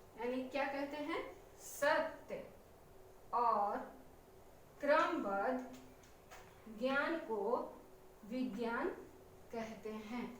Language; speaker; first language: Hindi; native; Hindi